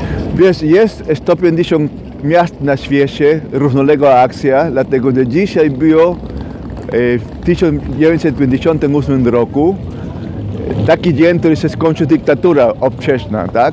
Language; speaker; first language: Polish; non-native, fluent; Spanish